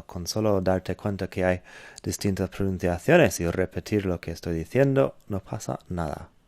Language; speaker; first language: Spanish; non-native, fluent; English